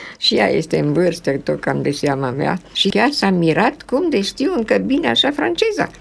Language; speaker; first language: Romanian; early bilingual, other home language; French